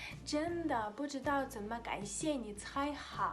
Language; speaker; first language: Chinese; non-native, fluent; Russian